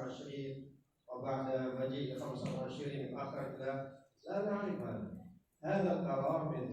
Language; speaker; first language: Arabic; non-native, fluent; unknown